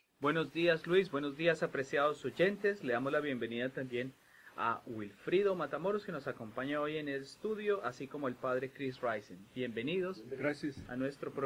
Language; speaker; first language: Spanish; native; Spanish